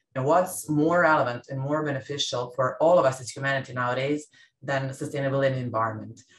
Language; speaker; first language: English; non-native, fluent; Serbian